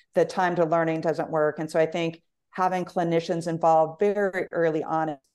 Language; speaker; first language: English; native; English